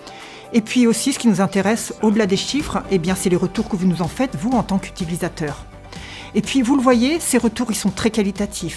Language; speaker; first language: French; native; French